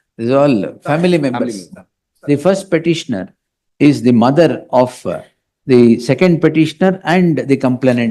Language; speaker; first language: English; non-native, local second language; Kannada